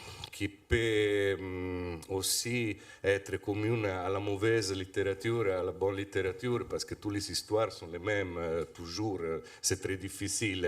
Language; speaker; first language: French; non-native, fluent; Italian